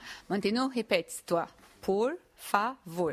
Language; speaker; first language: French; non-native, learner; Portuguese